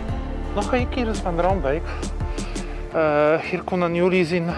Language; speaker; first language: Dutch; non-native, learner; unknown